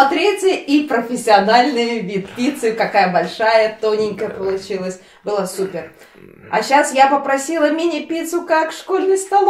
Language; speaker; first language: Russian; native; Russian